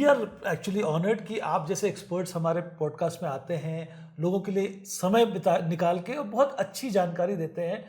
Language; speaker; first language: Hindi; native; Hindi